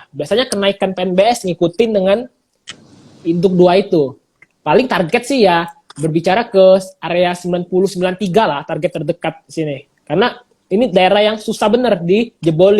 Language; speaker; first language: Indonesian; native; Indonesian